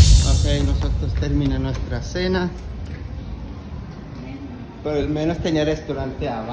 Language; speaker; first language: Spanish; non-native, learner; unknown